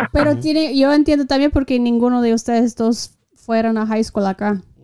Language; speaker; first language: Spanish; non-native, fluent; English